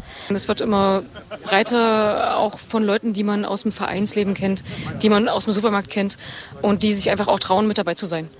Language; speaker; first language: German; native; German